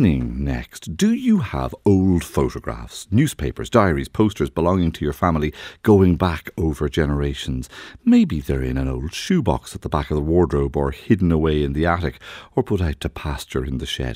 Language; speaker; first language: English; native; English